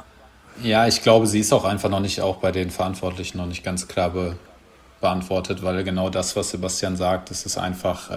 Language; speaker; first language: German; native; German